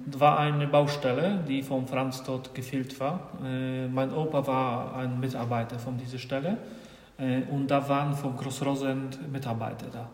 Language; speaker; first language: German; non-native, fluent; Polish